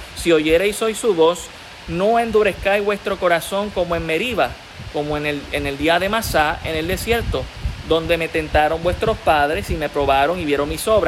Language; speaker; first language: Spanish; native; Spanish